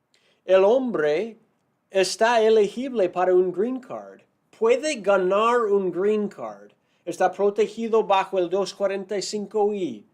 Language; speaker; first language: Spanish; non-native, fluent; English